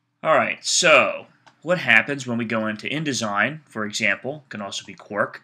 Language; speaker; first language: English; native; English